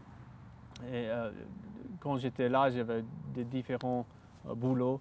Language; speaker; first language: French; non-native, local second language; English